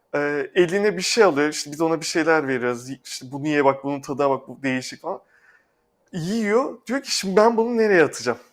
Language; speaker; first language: Turkish; native; Turkish